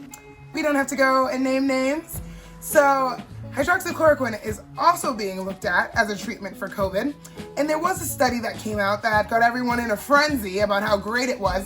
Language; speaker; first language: English; native; English